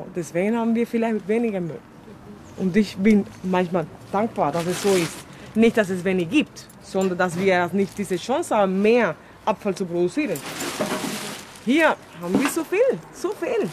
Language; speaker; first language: German; non-native, fluent; Spanish